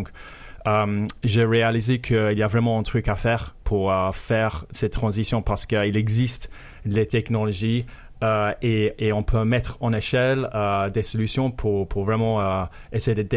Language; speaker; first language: French; non-native, fluent; English